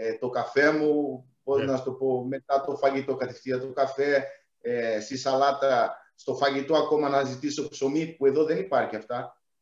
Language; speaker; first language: Greek; non-native, fluent; Portuguese